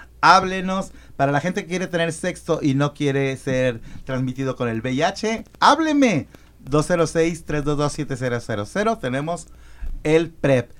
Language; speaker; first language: Spanish; native; Spanish